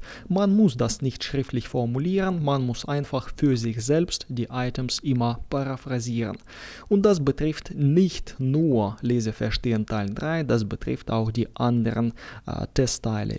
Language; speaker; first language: German; non-native, fluent; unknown